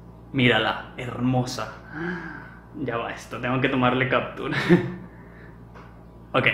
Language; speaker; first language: Spanish; native; Spanish